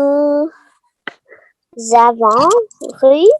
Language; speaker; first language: French; non-native, learner; English